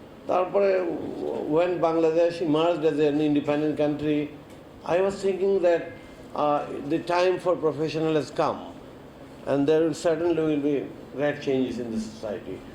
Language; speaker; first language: English; non-native, local second language; Bangla